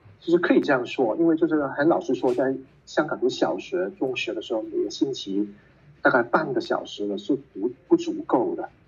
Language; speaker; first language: Chinese; non-native, local second language; Cantonese